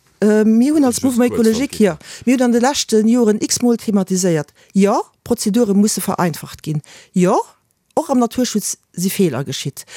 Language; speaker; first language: Luxembourgish; native; Luxembourgish